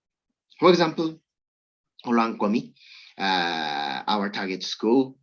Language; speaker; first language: English; non-native, learner; Japanese